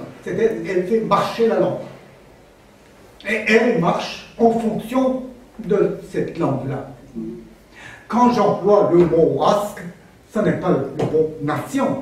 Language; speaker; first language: French; non-native, fluent; Armenian